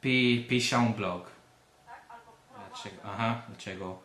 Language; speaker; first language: Polish; non-native, learner; English